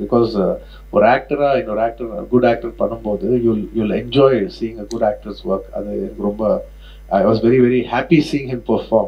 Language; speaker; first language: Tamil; non-native, local second language; Telugu